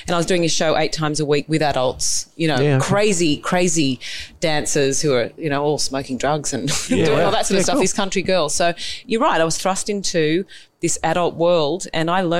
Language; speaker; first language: English; native; English